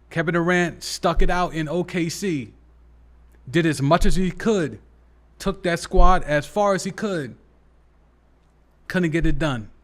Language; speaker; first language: English; native; English